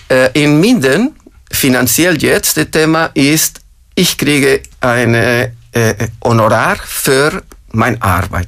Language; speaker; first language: German; non-native, fluent; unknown